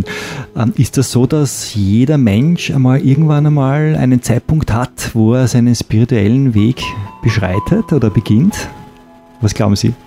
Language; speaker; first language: German; native; German